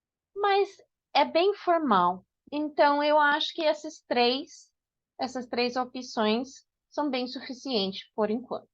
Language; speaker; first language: Portuguese; non-native, fluent; English